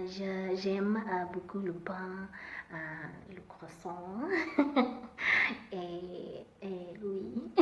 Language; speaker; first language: French; non-native, learner; Southern Sotho